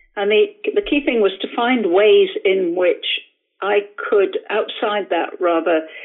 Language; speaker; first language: English; native; English